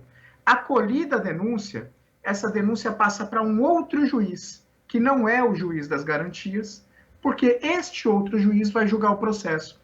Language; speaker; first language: Portuguese; native; Portuguese